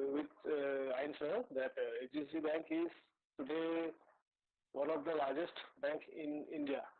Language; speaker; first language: English; non-native, local second language; Assamese